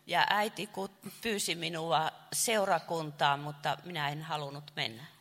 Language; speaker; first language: Finnish; non-native, fluent; Chinese